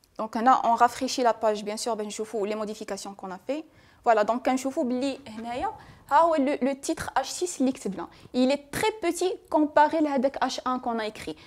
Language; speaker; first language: French; non-native, local second language; Arabic